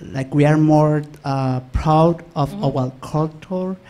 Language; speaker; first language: English; non-native, learner; Spanish